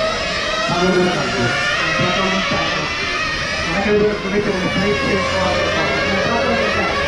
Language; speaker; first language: Italian; native; Italian